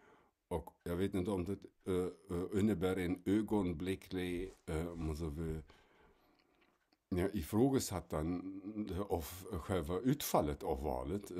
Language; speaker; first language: Swedish; non-native, fluent; German